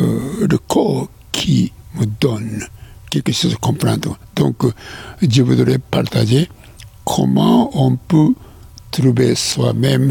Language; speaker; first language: French; non-native, learner; Japanese